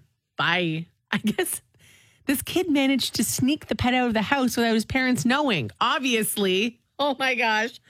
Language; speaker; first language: English; native; English